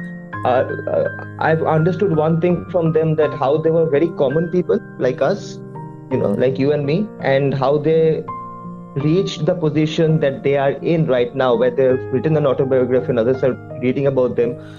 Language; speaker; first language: English; non-native, local second language; Bangla